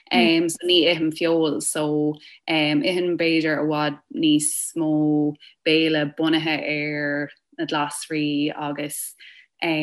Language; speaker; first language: Irish; non-native, local second language; English